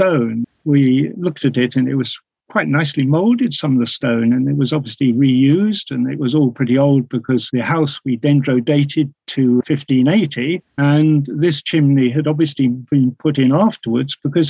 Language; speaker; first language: English; native; English